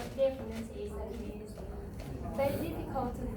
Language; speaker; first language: English; non-native, learner; Vietnamese